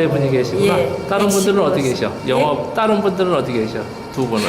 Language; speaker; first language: Korean; native; Korean